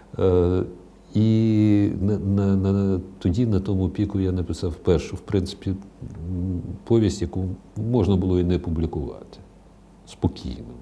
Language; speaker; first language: Ukrainian; non-native, local second language; Russian